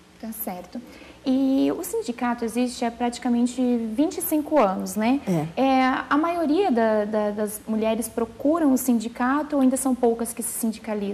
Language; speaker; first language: Portuguese; native; Portuguese